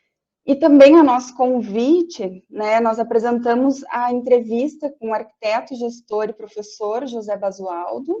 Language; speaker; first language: Portuguese; native; Portuguese